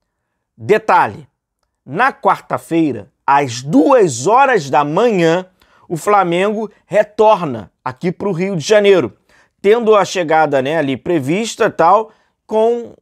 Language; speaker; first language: Portuguese; native; Portuguese